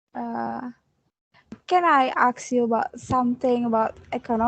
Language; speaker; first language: English; non-native, learner; Indonesian